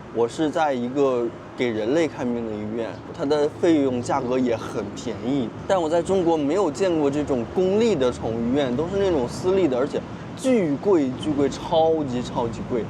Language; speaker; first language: Chinese; native; Chinese